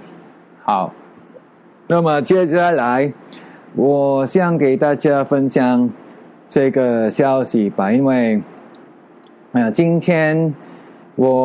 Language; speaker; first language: Chinese; non-native, learner; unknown